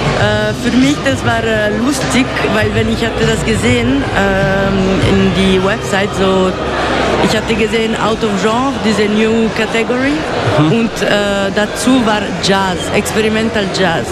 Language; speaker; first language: German; non-native, local second language; Italian